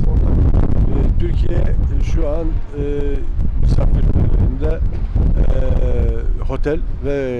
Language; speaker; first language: Turkish; non-native, learner; Macedonian